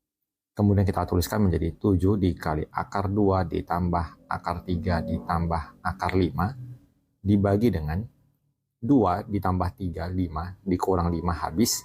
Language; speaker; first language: Indonesian; native; Indonesian